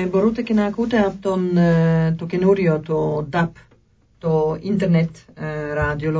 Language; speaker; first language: Greek; non-native, learner; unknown